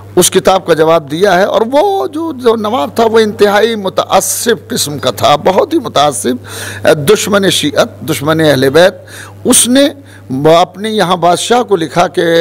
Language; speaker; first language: Hindi; native; Hindi